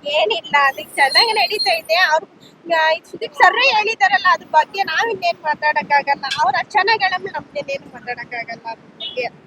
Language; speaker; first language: Kannada; native; Kannada